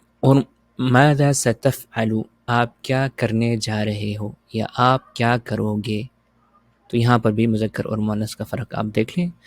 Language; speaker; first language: Urdu; native; Urdu